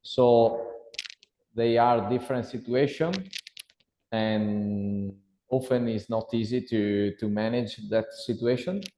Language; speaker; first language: English; non-native, learner; Italian